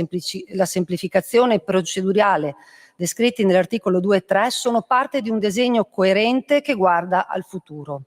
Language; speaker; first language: Italian; native; Italian